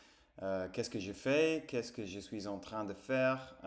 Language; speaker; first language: French; non-native, fluent; English